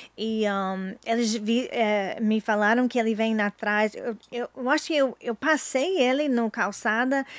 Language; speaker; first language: Portuguese; non-native, learner; English